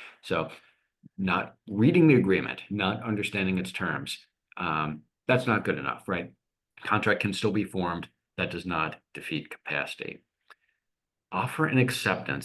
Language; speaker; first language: English; native; English